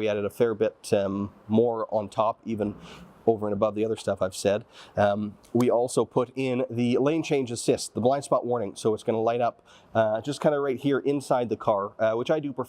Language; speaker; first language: English; native; English